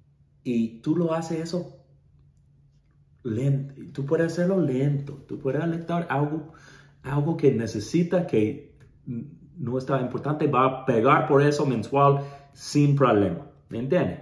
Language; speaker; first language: Spanish; non-native, learner; English